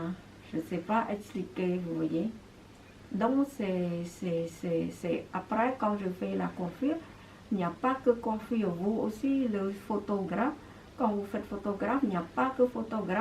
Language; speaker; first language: French; non-native, fluent; Khmer